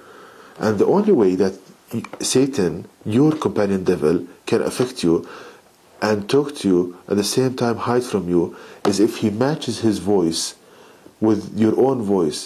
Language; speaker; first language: English; non-native, fluent; Arabic